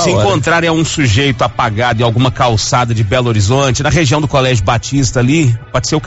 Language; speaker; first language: Portuguese; native; Portuguese